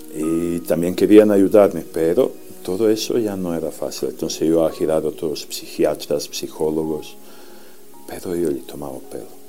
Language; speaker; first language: Spanish; non-native, fluent; Serbian